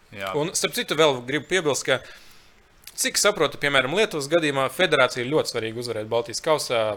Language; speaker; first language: Latvian; early bilingual, other home language; Lithuanian